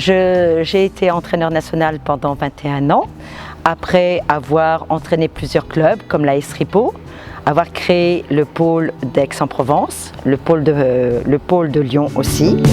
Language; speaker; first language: French; native; French